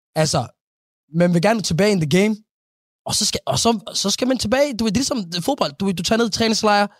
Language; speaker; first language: Danish; early bilingual, other home language; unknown